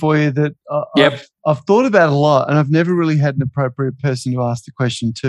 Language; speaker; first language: English; native; English